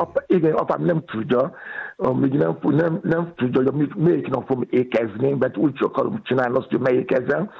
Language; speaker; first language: Hungarian; non-native, fluent; Yoruba